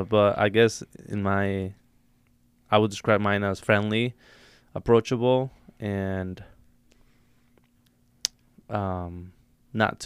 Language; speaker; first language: English; non-native, fluent; Spanish